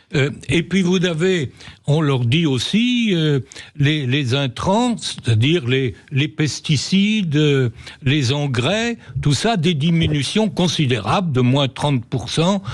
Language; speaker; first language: French; native; French